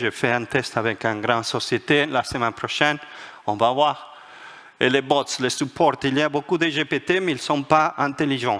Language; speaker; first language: French; non-native, fluent; Spanish